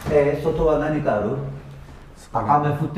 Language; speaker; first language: Japanese; non-native, learner; Turkish